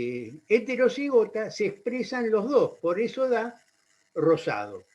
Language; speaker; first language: Spanish; native; Spanish